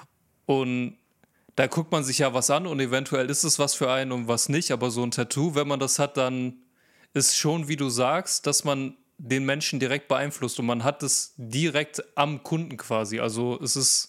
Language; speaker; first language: German; native; German